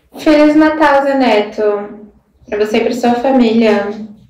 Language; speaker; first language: Portuguese; native; Portuguese